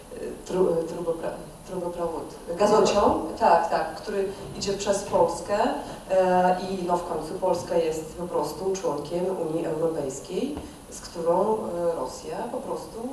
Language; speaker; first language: Polish; non-native, fluent; Russian